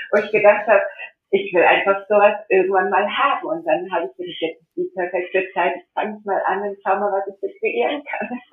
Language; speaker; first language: German; early bilingual, heritage; German